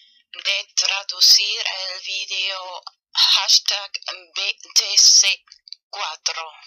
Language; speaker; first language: Spanish; non-native, fluent; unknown